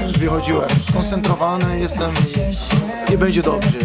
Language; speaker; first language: Polish; non-native, fluent; Portuguese